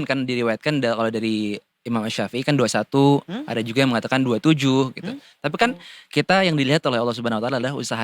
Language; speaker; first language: Indonesian; native; Indonesian